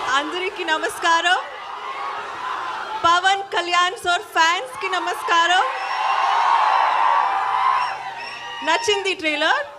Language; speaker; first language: Telugu; non-native, learner; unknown